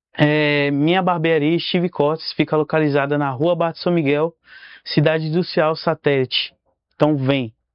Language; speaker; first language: Portuguese; native; Portuguese